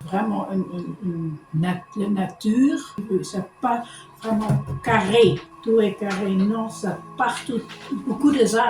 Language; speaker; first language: French; non-native, learner; Dutch